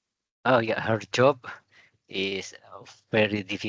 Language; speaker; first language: English; non-native, learner; Indonesian